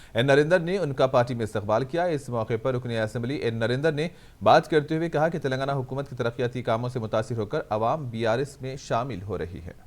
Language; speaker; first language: Hindi; non-native, local second language; Urdu